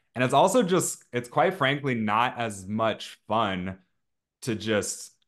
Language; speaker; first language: English; native; English